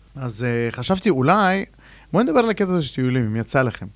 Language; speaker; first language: Hebrew; non-native, fluent; Russian